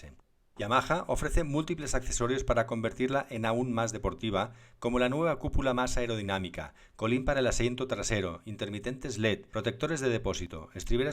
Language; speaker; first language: Spanish; native; Spanish